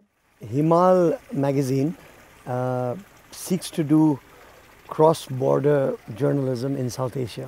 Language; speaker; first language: English; non-native, local second language; Nepali